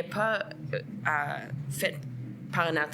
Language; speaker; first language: French; non-native, local second language; English